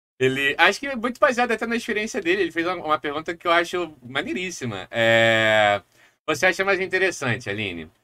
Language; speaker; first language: Portuguese; native; Portuguese